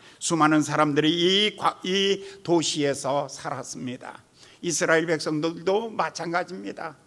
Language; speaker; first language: Korean; native; Korean